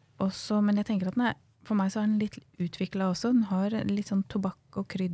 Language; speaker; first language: Norwegian; native; Norwegian